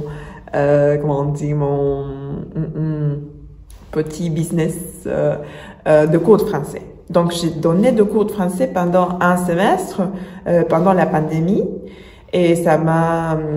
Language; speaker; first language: French; non-native, fluent; Spanish